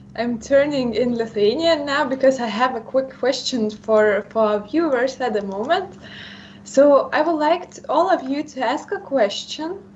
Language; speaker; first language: English; non-native, fluent; Lithuanian